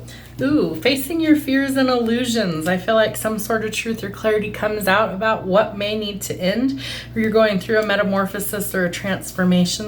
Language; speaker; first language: English; native; English